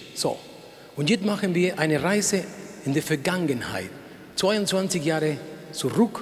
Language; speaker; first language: German; non-native, learner; Spanish